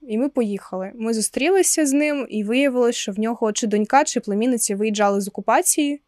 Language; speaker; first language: Ukrainian; non-native, local second language; Russian